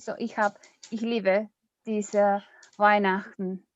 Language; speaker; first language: German; non-native, learner; Spanish